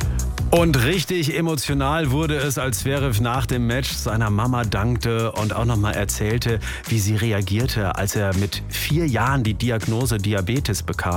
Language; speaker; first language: German; native; German